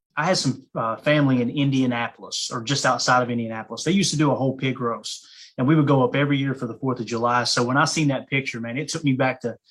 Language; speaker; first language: English; native; English